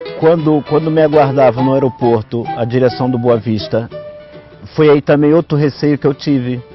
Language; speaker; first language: Portuguese; native; Portuguese